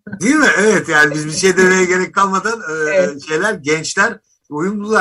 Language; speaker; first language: Turkish; native; Turkish